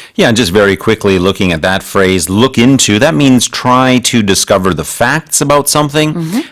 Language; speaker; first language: English; native; English